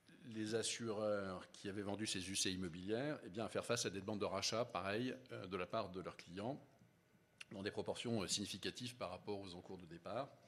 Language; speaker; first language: French; native; French